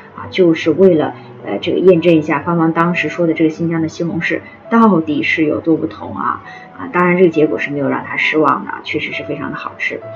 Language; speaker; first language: Chinese; non-native, local second language; Uyghur